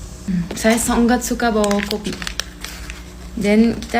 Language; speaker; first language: Indonesian; non-native, learner; English